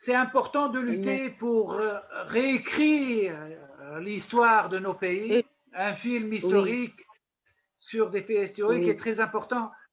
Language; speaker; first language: French; non-native, local second language; Arabic